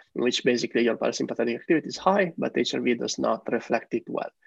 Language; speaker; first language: English; non-native, fluent; Italian